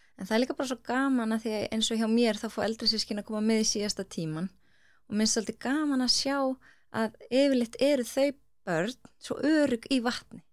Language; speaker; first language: Icelandic; early bilingual, heritage; Icelandic